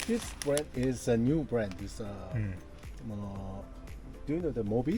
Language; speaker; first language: English; non-native, learner; Korean